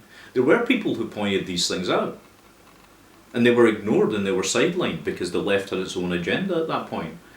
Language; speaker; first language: English; native; English